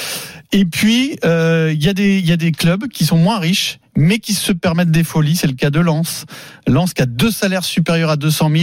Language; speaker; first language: French; native; French